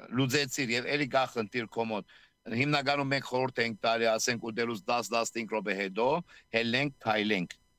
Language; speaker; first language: Armenian; native; Armenian